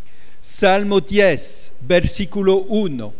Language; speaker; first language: Spanish; non-native, fluent; French